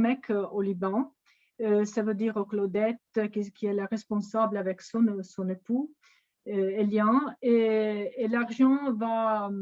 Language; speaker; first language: French; non-native, fluent; Italian